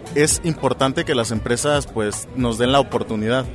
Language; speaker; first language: Spanish; native; Spanish